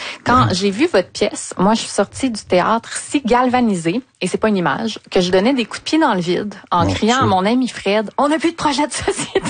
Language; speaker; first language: French; native; French